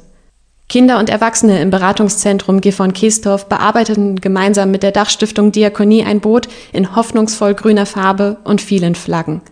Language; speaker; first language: German; native; German